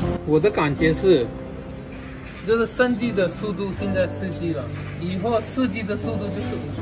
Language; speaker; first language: Chinese; non-native, learner; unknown